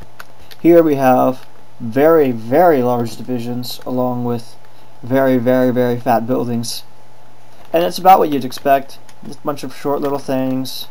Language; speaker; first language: English; native; English